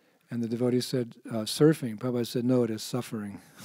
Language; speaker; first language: English; native; English